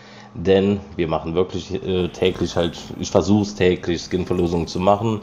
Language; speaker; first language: German; native; German